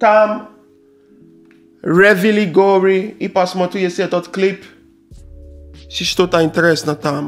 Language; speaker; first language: Russian; non-native, learner; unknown